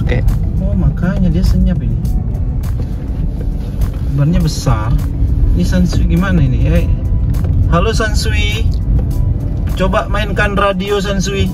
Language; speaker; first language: Indonesian; native; Indonesian